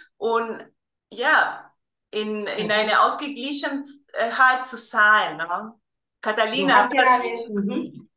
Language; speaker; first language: German; non-native, fluent; Spanish